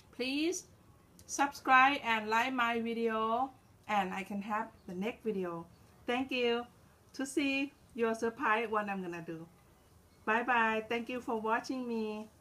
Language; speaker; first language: English; non-native, learner; Thai